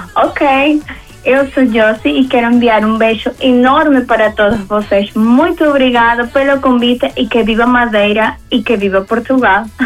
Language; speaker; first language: Portuguese; early bilingual, heritage; Portuguese